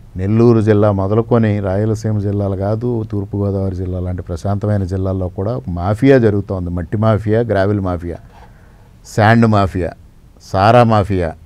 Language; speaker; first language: Telugu; native; Telugu